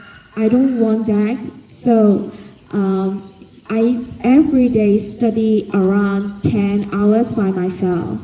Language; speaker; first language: English; non-native, fluent; Cantonese